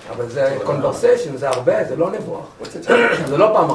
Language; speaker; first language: Hebrew; non-native, fluent; English